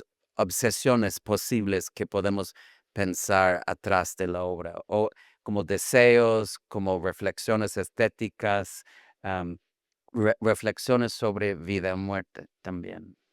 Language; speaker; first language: Spanish; non-native, fluent; English